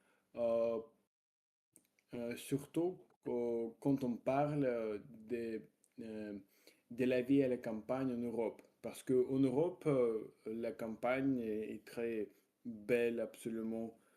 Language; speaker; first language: French; non-native, learner; Russian